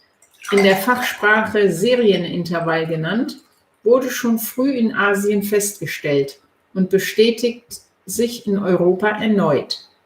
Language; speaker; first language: German; native; German